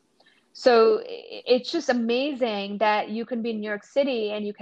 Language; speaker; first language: English; non-native, local second language; Gujarati